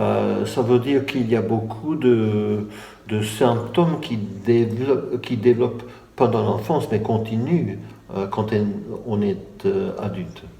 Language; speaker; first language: French; non-native, fluent; English